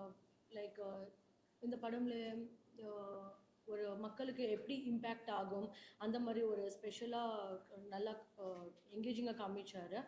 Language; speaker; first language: Tamil; non-native, learner; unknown